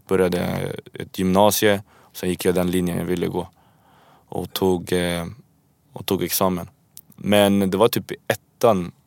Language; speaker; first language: Swedish; early bilingual, other home language; Spanish